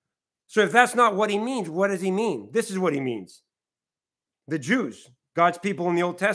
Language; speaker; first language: English; native; English